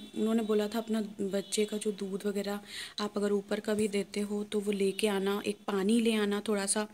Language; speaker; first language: Hindi; native; Hindi